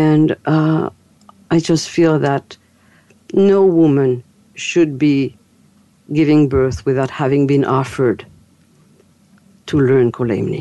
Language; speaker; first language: English; non-native, fluent; French